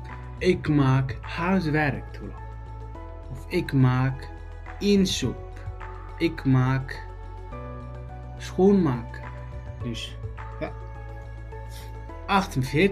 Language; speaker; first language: Dutch; non-native, fluent; Tigrinya